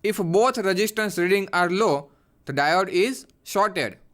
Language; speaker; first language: English; non-native, local second language; Gujarati